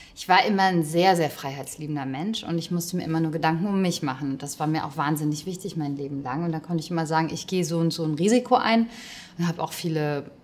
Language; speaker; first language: German; native; German